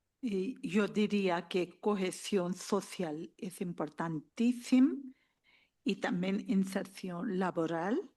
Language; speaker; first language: Spanish; non-native, learner; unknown